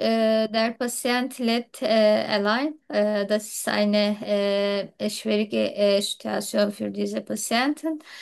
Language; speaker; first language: German; non-native, learner; Turkish